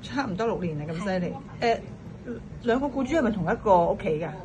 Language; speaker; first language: Cantonese; native; Cantonese